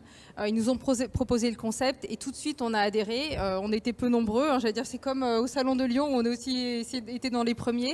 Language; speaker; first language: French; native; French